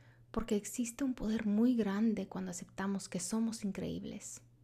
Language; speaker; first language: Spanish; early bilingual, heritage; Spanish